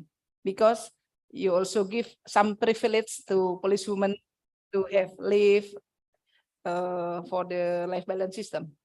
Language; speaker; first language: English; non-native, fluent; Indonesian